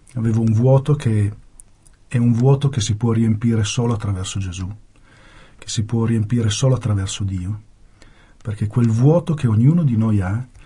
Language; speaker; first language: Italian; native; Italian